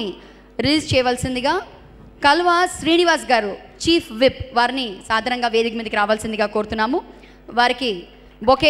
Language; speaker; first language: Telugu; native; Telugu